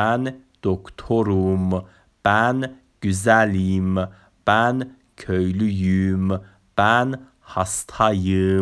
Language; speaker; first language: Turkish; non-native, fluent; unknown